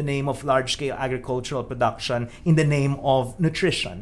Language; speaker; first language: English; non-native, local second language; Filipino